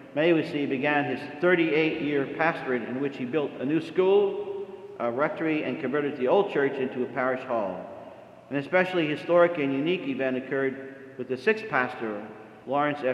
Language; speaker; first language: English; native; English